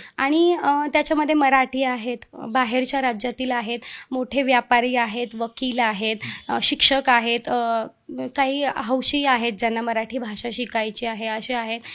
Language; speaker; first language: Marathi; non-native, local second language; Hindi